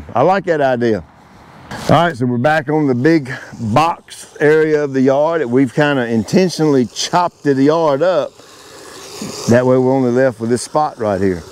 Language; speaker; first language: English; native; English